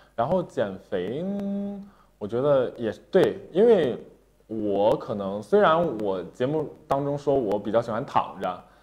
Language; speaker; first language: Chinese; native; Chinese